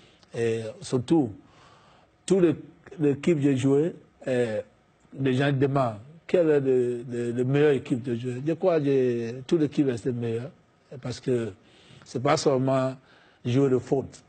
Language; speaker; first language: French; non-native, fluent; English